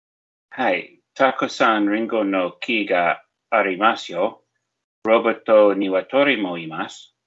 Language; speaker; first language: Japanese; non-native, learner; English